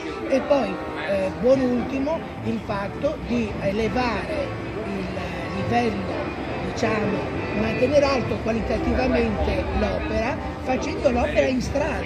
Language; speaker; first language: Italian; native; Italian